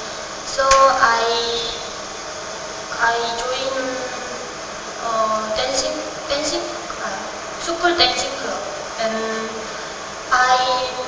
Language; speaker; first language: English; non-native, learner; Korean